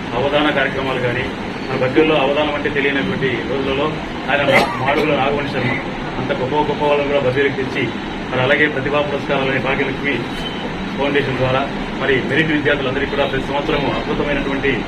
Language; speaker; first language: Telugu; native; Telugu